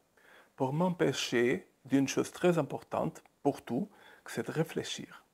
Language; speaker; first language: French; non-native, fluent; Portuguese